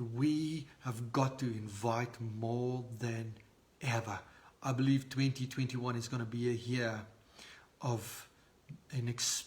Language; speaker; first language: English; non-native, local second language; Afrikaans